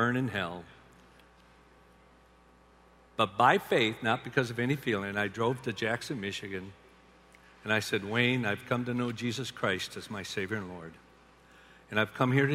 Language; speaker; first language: English; native; English